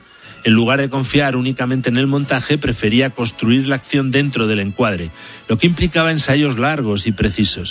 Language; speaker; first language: Spanish; native; Spanish